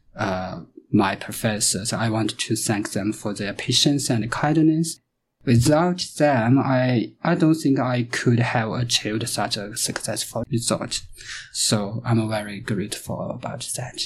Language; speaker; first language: English; non-native, fluent; Chinese